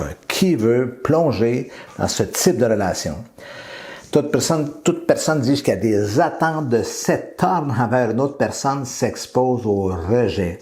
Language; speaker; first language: French; native; French